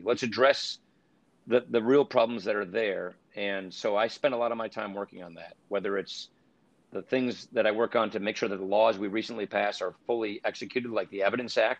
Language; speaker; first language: English; native; English